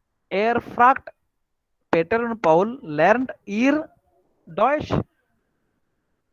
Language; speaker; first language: German; non-native, learner; Marathi